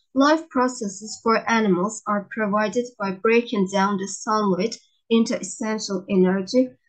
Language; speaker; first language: English; non-native, fluent; Azerbaijani